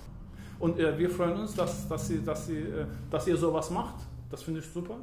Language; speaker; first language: German; early bilingual, other home language; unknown